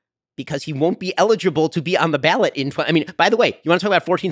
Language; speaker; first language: English; native; English